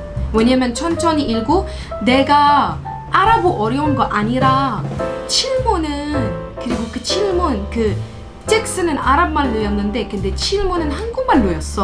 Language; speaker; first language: Korean; non-native, fluent; Arabic